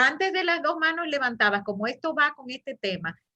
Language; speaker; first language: Spanish; native; Spanish